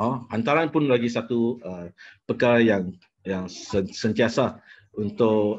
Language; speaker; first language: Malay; non-native, local second language; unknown